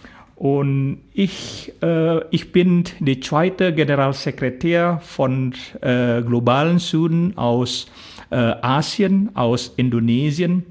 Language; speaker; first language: German; non-native, fluent; Indonesian